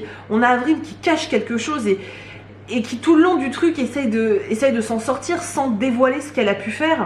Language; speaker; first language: French; native; French